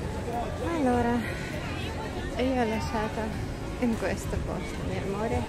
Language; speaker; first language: Italian; non-native, learner; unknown